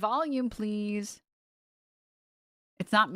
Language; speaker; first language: English; native; English